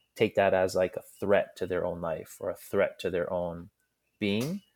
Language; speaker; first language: English; native; English